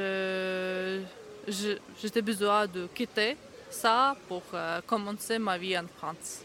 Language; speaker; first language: French; non-native, learner; Ukrainian